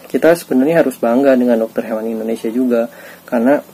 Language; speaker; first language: Indonesian; native; Indonesian